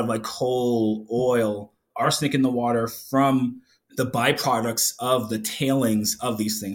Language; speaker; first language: English; native; English